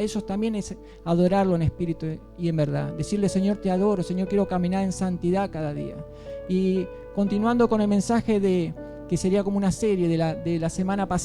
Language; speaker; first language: Spanish; native; Spanish